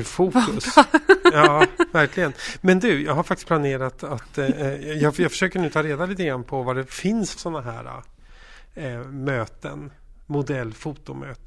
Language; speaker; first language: Swedish; native; Swedish